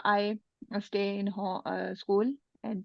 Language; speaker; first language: English; non-native, learner; Urdu